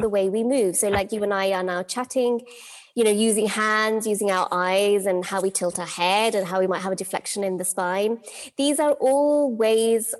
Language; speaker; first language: English; native; English